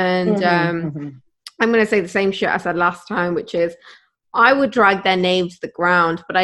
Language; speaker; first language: English; native; English